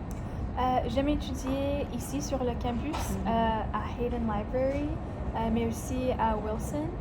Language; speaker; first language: French; non-native, learner; English